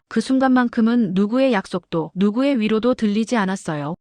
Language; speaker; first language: Korean; non-native, fluent; Spanish